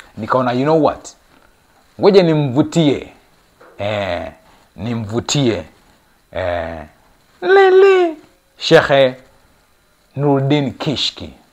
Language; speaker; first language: Swahili; native; Swahili